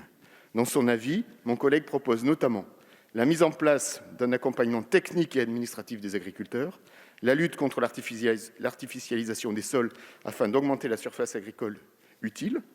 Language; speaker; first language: French; native; French